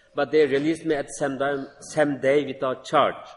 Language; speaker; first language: English; non-native, learner; Uyghur